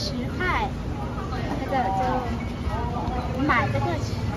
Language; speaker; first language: Chinese; non-native, learner; Vietnamese